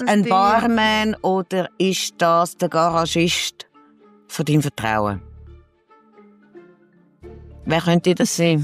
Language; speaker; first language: German; native; German